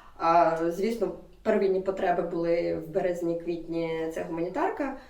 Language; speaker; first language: Ukrainian; non-native, local second language; Russian